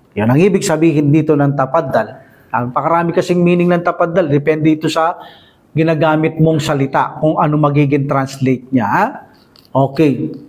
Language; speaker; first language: Filipino; native; Filipino